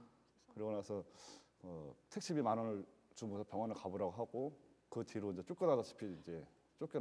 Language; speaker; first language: Korean; native; Korean